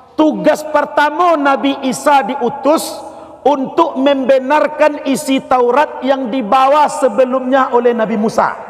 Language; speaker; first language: Malay; non-native, local second language; Minangkabau